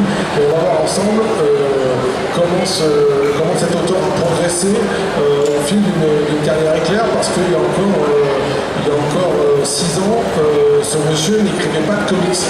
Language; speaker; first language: French; native; French